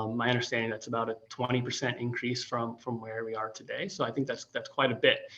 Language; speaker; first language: English; native; English